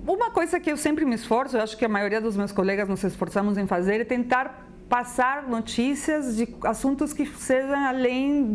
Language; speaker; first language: Portuguese; non-native, fluent; Spanish